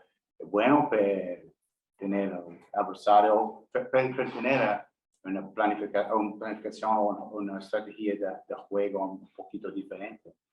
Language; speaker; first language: Spanish; non-native, learner; English